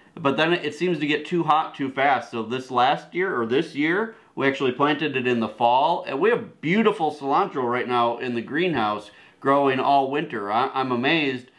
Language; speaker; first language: English; native; English